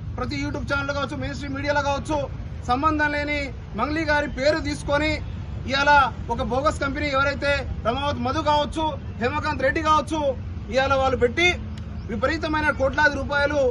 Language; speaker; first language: Telugu; non-native, local second language; Lambadi